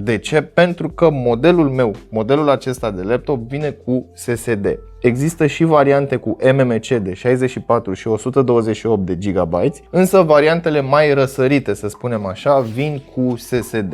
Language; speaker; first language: Romanian; native; Romanian